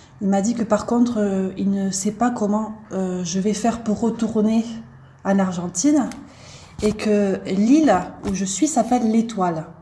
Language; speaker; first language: French; native; French